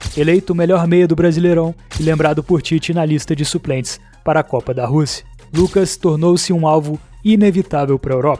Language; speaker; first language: Portuguese; native; Portuguese